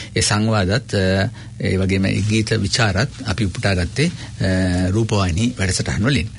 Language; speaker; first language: Sinhala; native; Sinhala